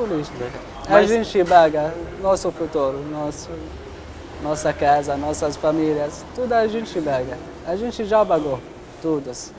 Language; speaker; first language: Portuguese; non-native, local second language; Arabic